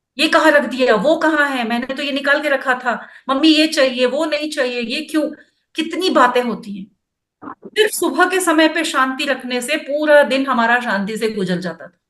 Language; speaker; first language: Hindi; non-native, local second language; Kannada